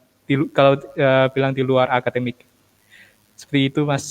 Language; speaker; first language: Indonesian; non-native, fluent; Armenian